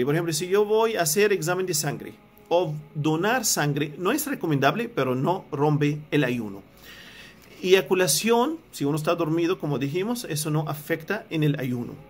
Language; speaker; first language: Spanish; non-native, fluent; Arabic